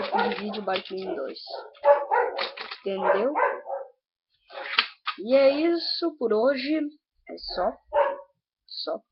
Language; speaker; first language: Portuguese; native; Portuguese